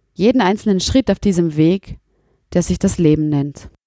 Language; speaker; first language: German; native; German